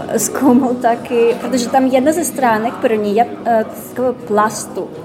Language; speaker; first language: Czech; non-native, fluent; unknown